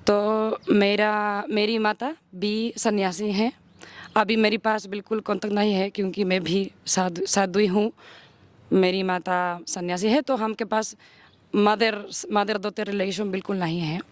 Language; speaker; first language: Hindi; non-native, learner; Spanish